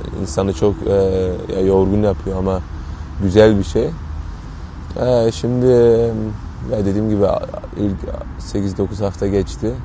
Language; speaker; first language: Turkish; early bilingual, heritage; Turkish